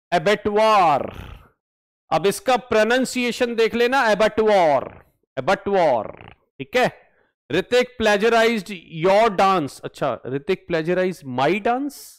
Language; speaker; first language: Hindi; native; Hindi